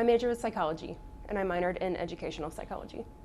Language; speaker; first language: English; native; English